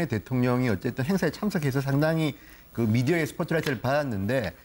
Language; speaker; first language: Korean; native; Korean